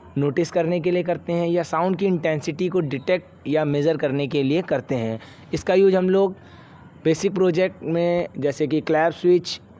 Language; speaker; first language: Hindi; native; Hindi